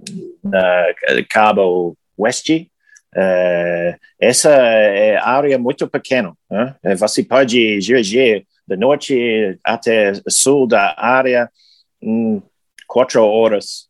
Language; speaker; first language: Portuguese; non-native, learner; English